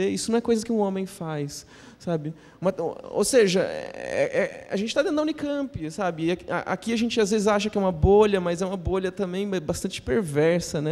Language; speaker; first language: Portuguese; native; Portuguese